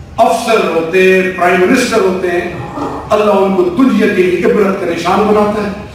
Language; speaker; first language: Urdu; non-native, local second language; Pashto